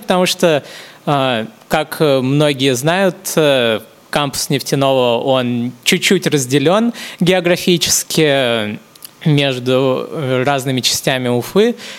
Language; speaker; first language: Russian; non-native, fluent; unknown